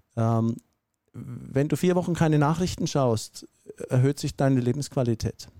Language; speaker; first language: German; native; German